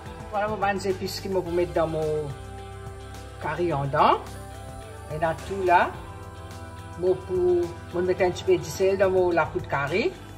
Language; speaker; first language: French; non-native, local second language; Morisyen